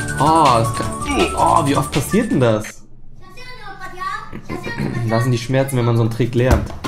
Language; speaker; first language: German; native; German